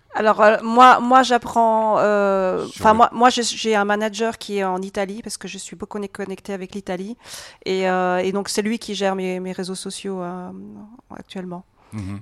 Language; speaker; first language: French; native; French